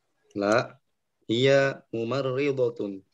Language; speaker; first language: Arabic; non-native, learner; Indonesian